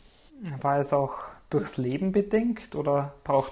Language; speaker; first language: German; native; German